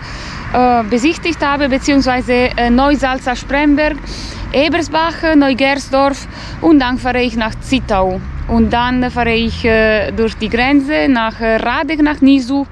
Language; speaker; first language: German; non-native, fluent; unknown